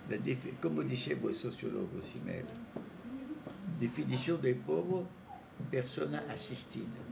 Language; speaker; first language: Spanish; non-native, fluent; French